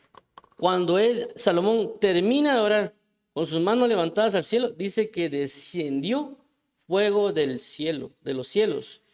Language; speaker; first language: Spanish; native; Spanish